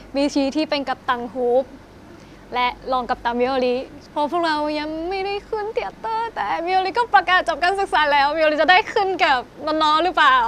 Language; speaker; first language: Thai; non-native, fluent; Japanese